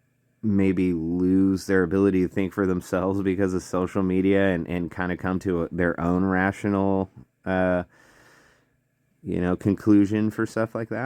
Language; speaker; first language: English; native; English